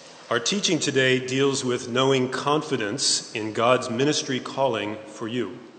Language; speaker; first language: English; native; English